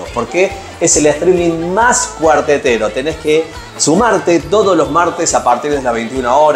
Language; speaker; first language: Spanish; native; Spanish